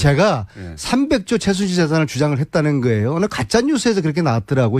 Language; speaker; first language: Korean; native; Korean